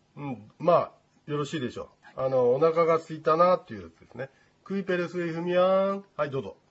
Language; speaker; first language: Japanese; native; Japanese